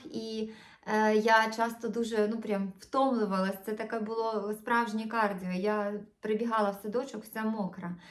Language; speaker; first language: Ukrainian; non-native, local second language; Russian